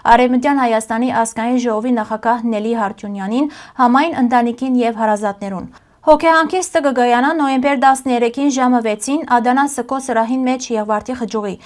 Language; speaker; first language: Armenian; early bilingual, heritage; Armenian